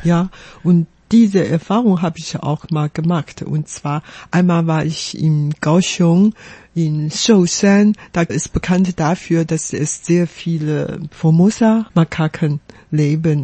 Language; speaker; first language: German; non-native, fluent; Chinese